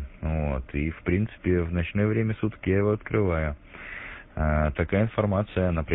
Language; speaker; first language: Russian; non-native, local second language; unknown